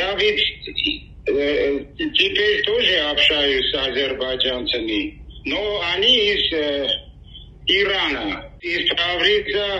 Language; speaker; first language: Russian; non-native, local second language; Armenian